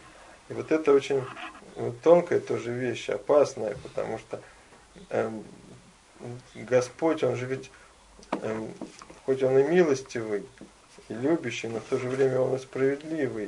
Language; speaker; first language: Russian; native; Russian